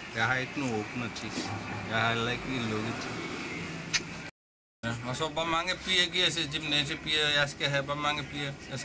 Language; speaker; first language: Danish; non-native, learner; Bangla